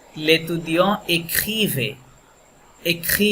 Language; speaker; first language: French; non-native, fluent; Bangla